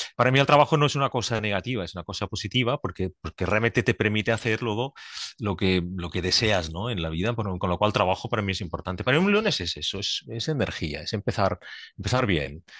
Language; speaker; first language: Spanish; non-native, fluent; Swiss German